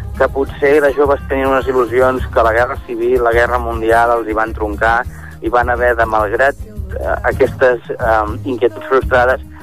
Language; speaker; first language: Catalan; native; Catalan